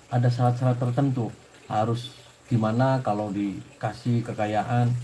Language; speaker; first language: Indonesian; native; Indonesian